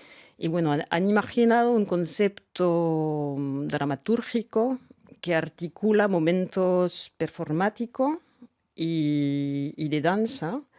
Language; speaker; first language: Spanish; non-native, fluent; French